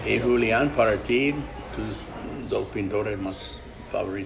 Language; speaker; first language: Spanish; non-native, fluent; English